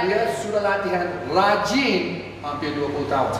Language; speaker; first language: Indonesian; non-native, fluent; English